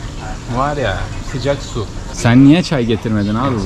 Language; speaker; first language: Turkish; native; Turkish